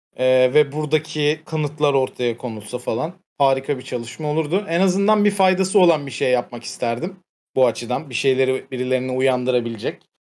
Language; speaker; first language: Turkish; native; Turkish